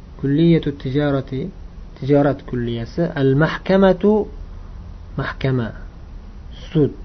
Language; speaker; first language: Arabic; non-native, fluent; Uzbek